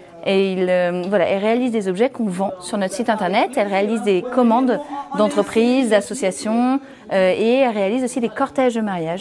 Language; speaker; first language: French; native; French